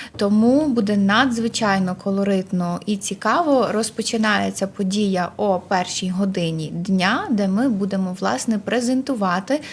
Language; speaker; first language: Ukrainian; native; Ukrainian